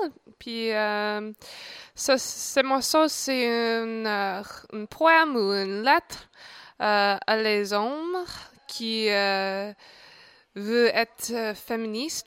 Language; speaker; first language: French; non-native, learner; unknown